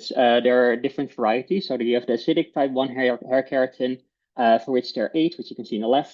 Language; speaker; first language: English; non-native, fluent; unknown